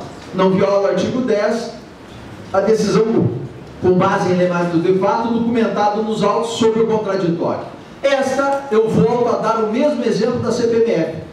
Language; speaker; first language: Portuguese; native; Portuguese